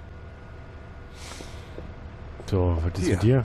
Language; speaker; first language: German; native; German